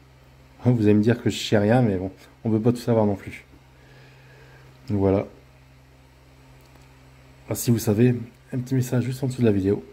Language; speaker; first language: French; native; French